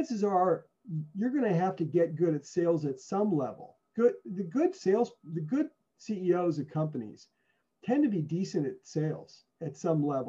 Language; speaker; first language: English; native; English